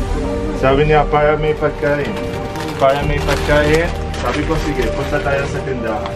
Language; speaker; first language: Filipino; non-native, learner; Arabic